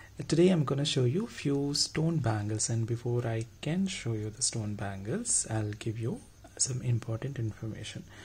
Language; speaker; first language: English; non-native, local second language; Telugu